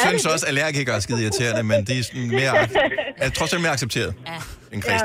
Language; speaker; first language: Danish; native; Danish